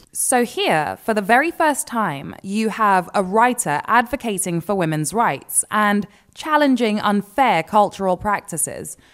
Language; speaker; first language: English; non-native, local second language; Yoruba